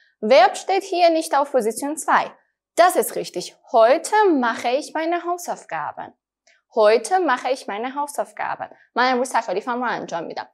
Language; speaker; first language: German; non-native, fluent; Persian